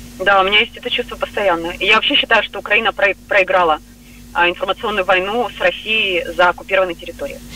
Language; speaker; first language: Russian; native; Russian